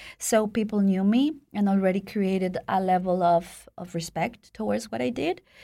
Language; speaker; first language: English; non-native, fluent; Spanish